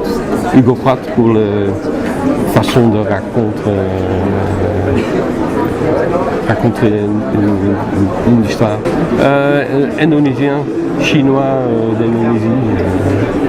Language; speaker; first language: French; non-native, fluent; Dutch